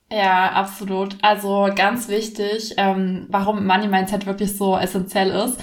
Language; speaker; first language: German; native; German